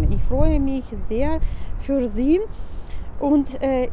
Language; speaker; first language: German; non-native, fluent; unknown